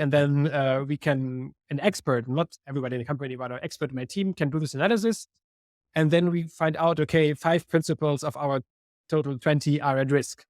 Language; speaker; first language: English; non-native, fluent; German